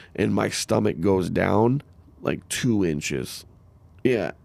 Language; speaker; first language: English; native; English